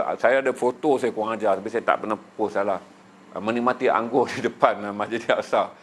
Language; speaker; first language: Malay; native; Malay